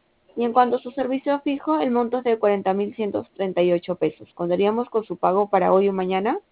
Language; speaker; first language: Spanish; native; Spanish